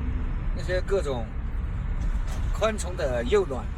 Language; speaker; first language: Chinese; native; Chinese